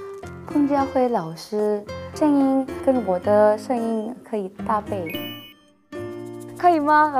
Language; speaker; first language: Chinese; non-native, fluent; Malay